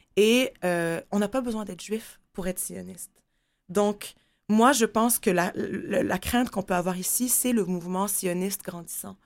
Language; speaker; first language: French; non-native, local second language; Arabic